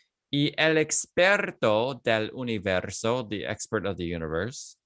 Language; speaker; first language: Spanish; non-native, fluent; English